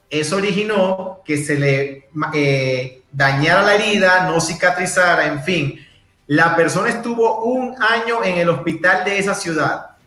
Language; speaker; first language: Spanish; native; Spanish